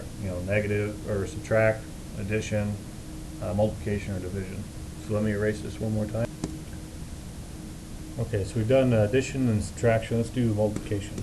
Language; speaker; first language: English; native; English